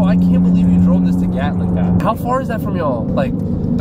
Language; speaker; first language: English; native; English